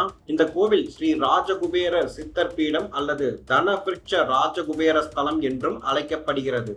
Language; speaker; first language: Tamil; native; Tamil